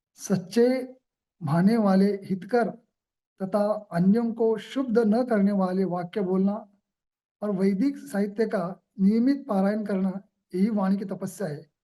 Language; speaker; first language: Hindi; non-native, local second language; Marathi